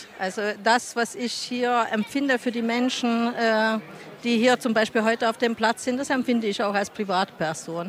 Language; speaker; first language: German; non-native, fluent; Hungarian